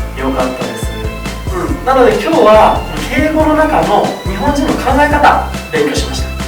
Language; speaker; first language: Japanese; native; Japanese